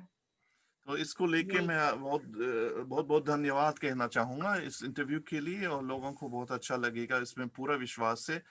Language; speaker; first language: Hindi; non-native, fluent; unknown